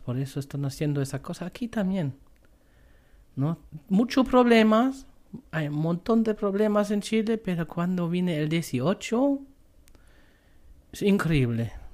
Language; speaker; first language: Spanish; non-native, fluent; German